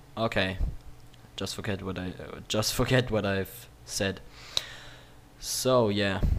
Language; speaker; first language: English; non-native, learner; German